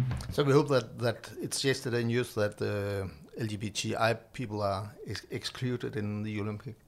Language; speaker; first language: English; non-native, learner; Danish